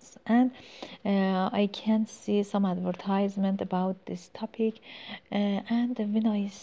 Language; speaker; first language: English; non-native, learner; Persian